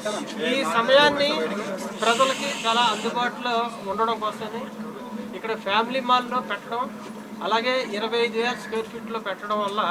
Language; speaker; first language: Telugu; native; Telugu